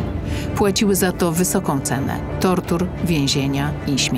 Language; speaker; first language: Polish; native; Polish